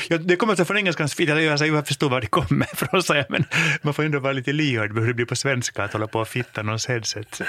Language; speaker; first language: Swedish; native; Swedish